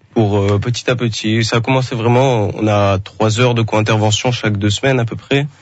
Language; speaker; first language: French; non-native, fluent; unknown